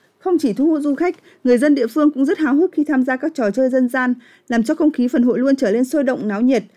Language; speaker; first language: Vietnamese; native; Vietnamese